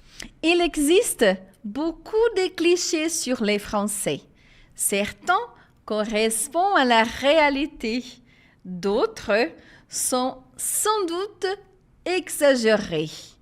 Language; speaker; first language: French; non-native, fluent; Portuguese